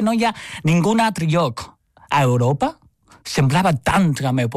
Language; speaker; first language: Catalan; non-native, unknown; Chinese